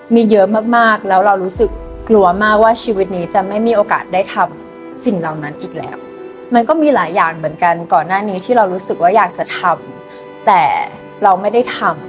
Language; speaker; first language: Thai; native; Thai